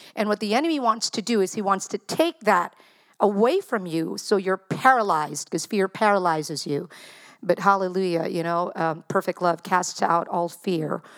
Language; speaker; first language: English; non-native, local second language; Filipino